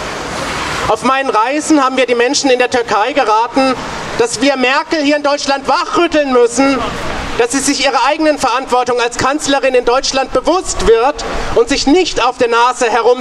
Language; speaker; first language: German; native; German